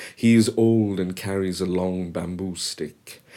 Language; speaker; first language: English; non-native, local second language; Bangla